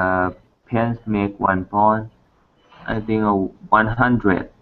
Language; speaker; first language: English; non-native, learner; Thai